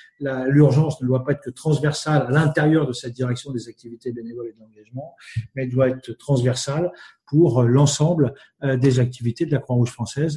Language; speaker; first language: French; native; French